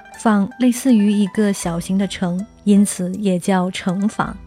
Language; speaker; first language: Chinese; native; Chinese